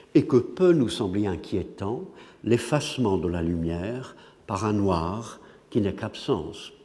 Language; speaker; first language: French; non-native, fluent; English